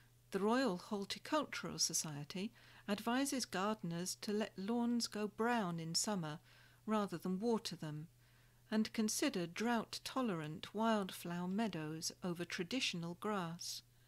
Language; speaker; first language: English; native; English